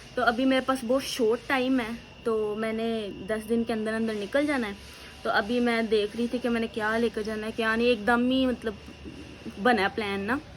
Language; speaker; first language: Hindi; native; Hindi